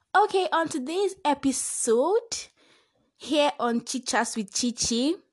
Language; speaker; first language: English; non-native, local second language; Igbo